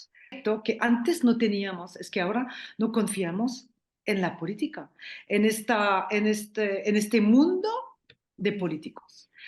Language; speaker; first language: Spanish; non-native, fluent; French